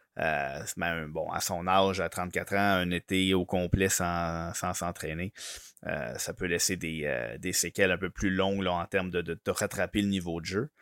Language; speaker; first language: French; native; French